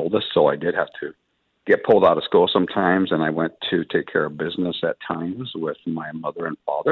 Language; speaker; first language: English; early bilingual, other home language; Spanish